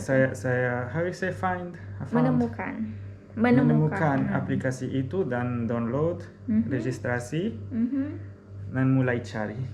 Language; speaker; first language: Indonesian; non-native, learner; Arabic